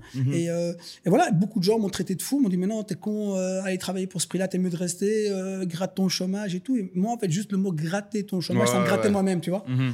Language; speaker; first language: French; native; French